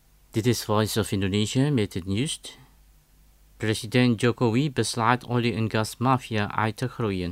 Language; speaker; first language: Dutch; non-native, fluent; Indonesian